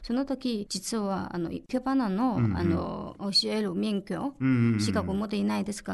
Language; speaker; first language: Japanese; non-native, learner; Chinese